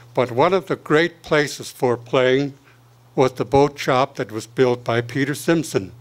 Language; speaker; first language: English; native; English